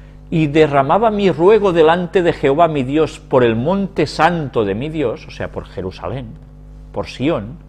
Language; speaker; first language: Spanish; native; Spanish